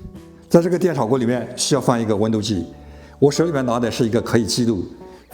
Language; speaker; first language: Chinese; native; Chinese